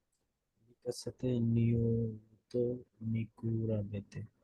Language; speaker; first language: Japanese; non-native, learner; Bangla